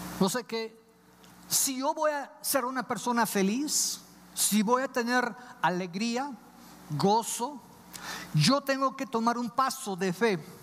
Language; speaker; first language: Spanish; non-native, fluent; English